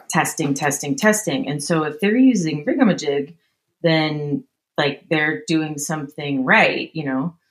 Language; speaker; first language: English; native; English